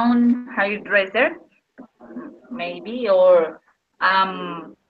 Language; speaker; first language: English; non-native, learner; Spanish